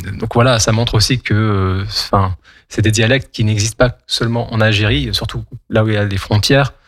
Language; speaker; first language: French; non-native, local second language; Kabyle